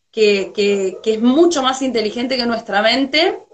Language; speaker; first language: Spanish; native; Spanish